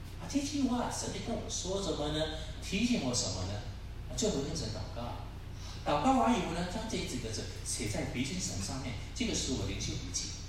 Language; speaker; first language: Chinese; non-native, local second language; Cantonese